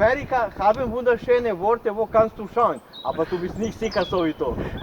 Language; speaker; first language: German; non-native, learner; Croatian